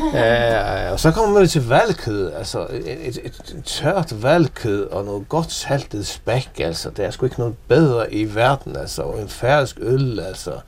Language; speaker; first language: Danish; non-native, local second language; Faroese